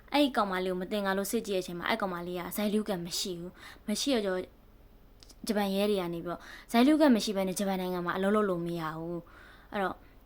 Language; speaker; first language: Burmese; native; Burmese